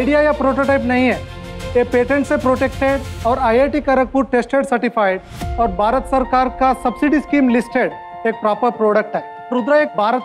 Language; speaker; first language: Hindi; non-native, local second language; Telugu